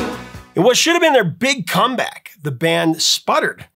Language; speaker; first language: English; native; English